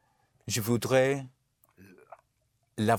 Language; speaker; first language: French; non-native, learner; English